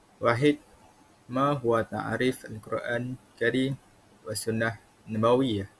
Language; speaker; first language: Arabic; non-native, learner; Malay